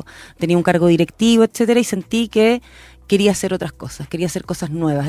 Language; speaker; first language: Spanish; native; Spanish